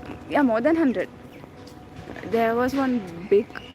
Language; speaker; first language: English; non-native, local second language; Malayalam